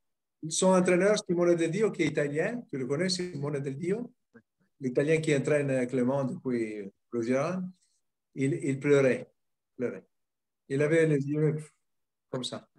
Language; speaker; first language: French; non-native, fluent; Italian